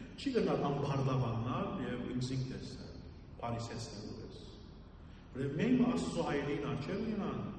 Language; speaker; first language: Armenian; early bilingual, heritage; Armenian